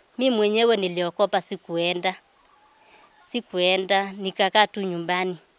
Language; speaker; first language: Swahili; non-native, local second language; Kalenjin